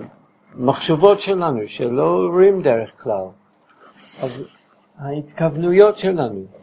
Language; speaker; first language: Hebrew; non-native, fluent; English